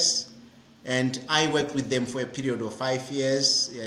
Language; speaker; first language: English; non-native, local second language; Shona